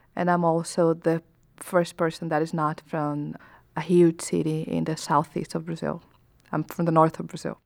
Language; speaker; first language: English; non-native, fluent; Portuguese